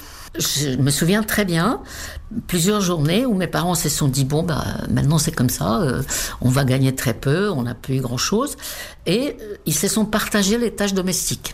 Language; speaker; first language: French; non-native, fluent; Czech